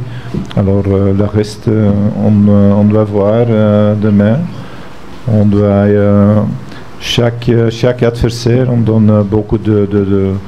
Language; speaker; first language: French; non-native, fluent; Dutch